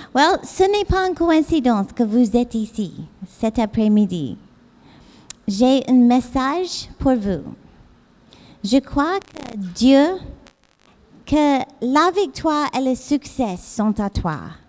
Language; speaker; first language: French; non-native, learner; English